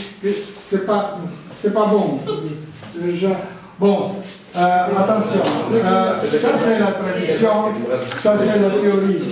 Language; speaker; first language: French; non-native, learner; Italian